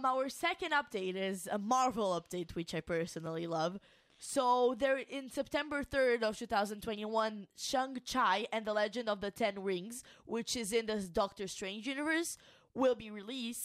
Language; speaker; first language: English; non-native, fluent; Portuguese